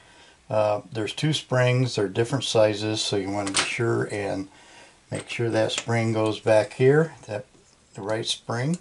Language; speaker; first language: English; native; English